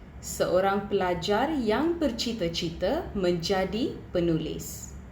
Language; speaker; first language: Malay; non-native, local second language; Tamil